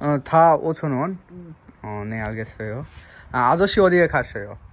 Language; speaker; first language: Korean; non-native, learner; Bangla